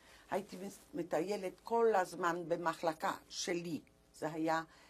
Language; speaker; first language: Hebrew; non-native, fluent; Polish